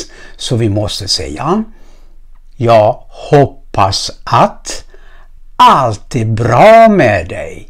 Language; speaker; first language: Swedish; non-native, fluent; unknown